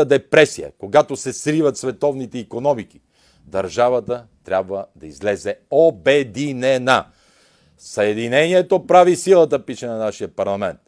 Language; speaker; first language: Bulgarian; native; Bulgarian